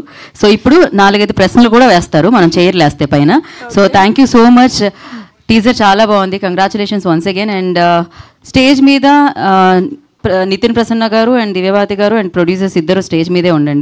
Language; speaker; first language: Telugu; native; Telugu